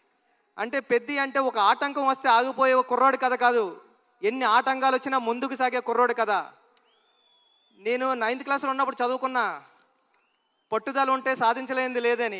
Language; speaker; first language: Telugu; native; Telugu